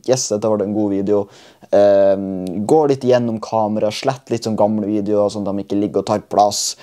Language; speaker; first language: Norwegian; native; Norwegian